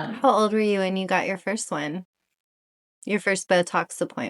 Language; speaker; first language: English; native; English